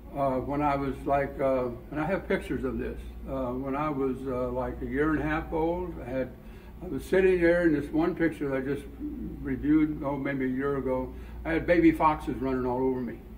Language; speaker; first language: English; native; English